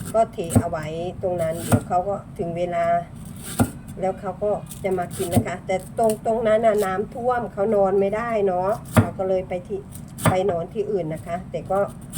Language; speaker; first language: Thai; non-native, local second language; Northern Khmer